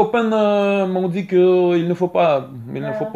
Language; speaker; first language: French; non-native, learner; Russian